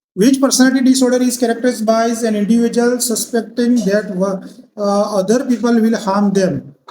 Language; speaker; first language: English; non-native, local second language; Gujarati